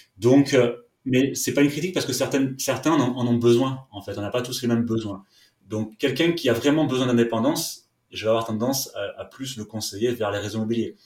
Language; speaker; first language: French; native; French